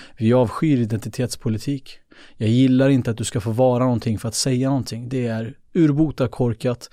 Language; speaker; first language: Swedish; early bilingual, other home language; Kurdish